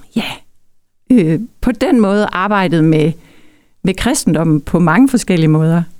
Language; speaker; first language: Danish; native; Danish